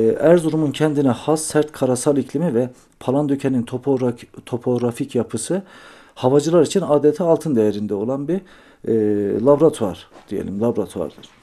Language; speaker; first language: Turkish; native; Turkish